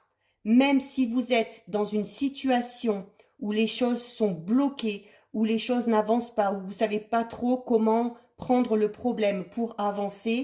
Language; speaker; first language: French; native; French